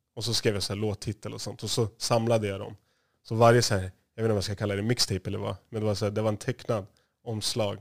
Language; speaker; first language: Swedish; native; Swedish